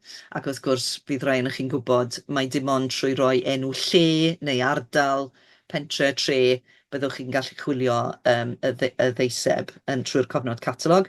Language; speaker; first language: Welsh; native; Welsh